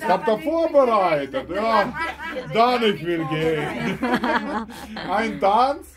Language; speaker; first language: German; non-native, learner; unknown